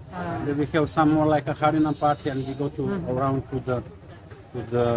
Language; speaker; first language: English; non-native, learner; Slovenian